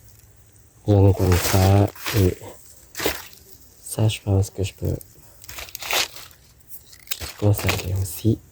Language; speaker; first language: French; non-native, learner; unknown